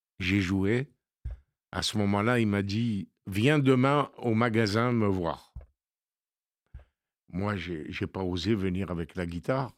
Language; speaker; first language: French; native; French